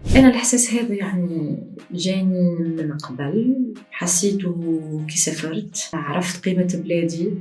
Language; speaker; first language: Arabic; native; Arabic